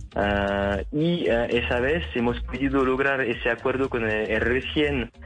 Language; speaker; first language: Spanish; non-native, fluent; French